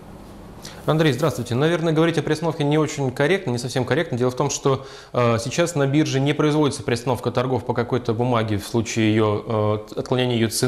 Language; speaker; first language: Russian; native; Russian